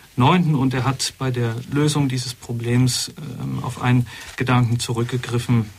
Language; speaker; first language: German; native; German